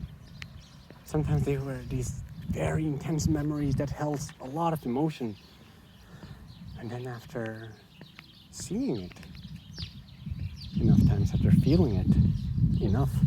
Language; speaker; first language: English; non-native, fluent; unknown